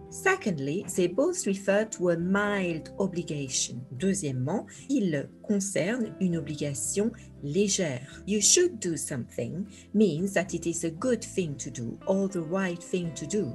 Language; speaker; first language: English; non-native, fluent; French